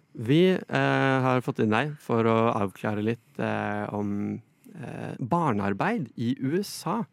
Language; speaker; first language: Norwegian; native; Norwegian